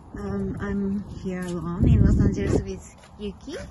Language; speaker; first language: English; non-native, fluent; Japanese